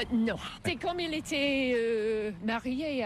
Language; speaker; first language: French; non-native, learner; English